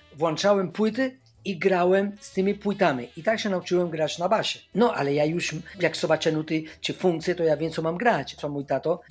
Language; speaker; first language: Polish; non-native, fluent; Spanish